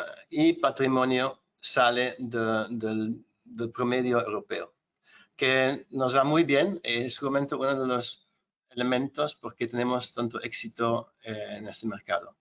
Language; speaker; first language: Spanish; non-native, fluent; Dutch